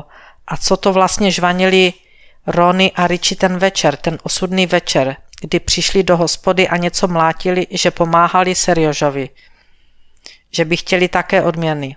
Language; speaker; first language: Czech; native; Czech